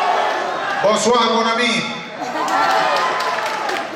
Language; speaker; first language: French; non-native, learner; Italian